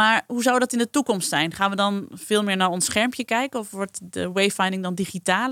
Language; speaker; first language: Dutch; native; Dutch